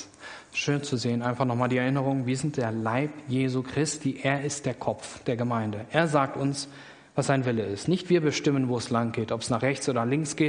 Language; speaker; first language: German; native; German